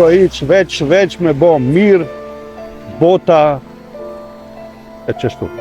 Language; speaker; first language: Albanian; non-native, local second language; Croatian